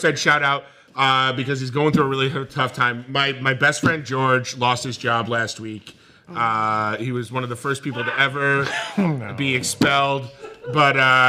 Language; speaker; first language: English; native; English